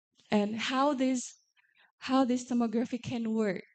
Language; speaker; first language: English; non-native, fluent; Indonesian